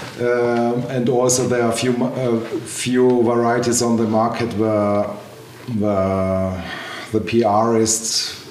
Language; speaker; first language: English; non-native, learner; German